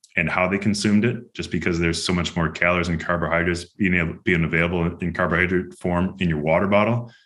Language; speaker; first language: English; native; English